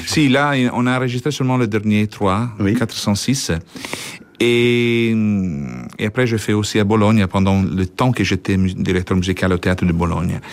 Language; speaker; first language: French; non-native, fluent; Italian